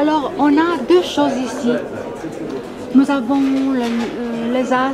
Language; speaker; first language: French; non-native, learner; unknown